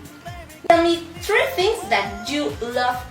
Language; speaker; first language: English; non-native, learner; Spanish